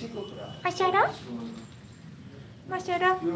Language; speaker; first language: Japanese; native; Japanese